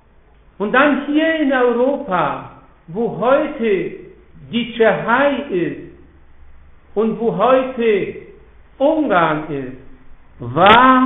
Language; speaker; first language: German; non-native, fluent; Polish